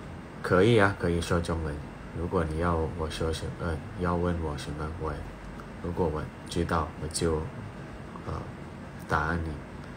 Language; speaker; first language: Chinese; non-native, learner; Thai